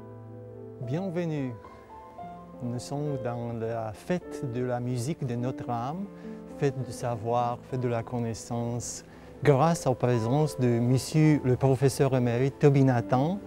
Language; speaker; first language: French; non-native, fluent; Romanian